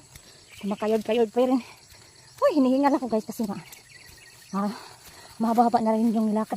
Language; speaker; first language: Filipino; non-native, local second language; Cebuano